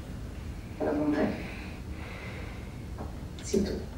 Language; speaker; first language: French; non-native, fluent; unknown